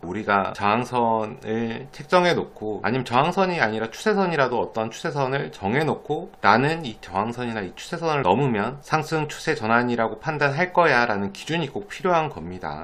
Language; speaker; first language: Korean; native; Korean